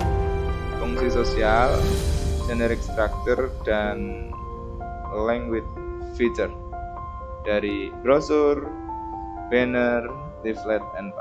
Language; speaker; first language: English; non-native, fluent; Indonesian